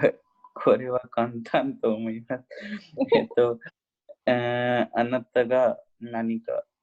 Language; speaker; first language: Japanese; non-native, learner; Hindi